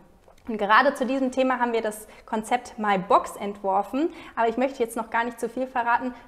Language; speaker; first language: German; native; German